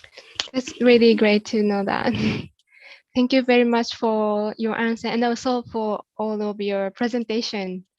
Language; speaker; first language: English; non-native, fluent; Japanese